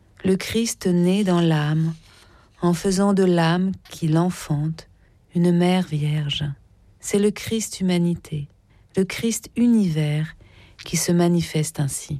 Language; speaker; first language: French; native; French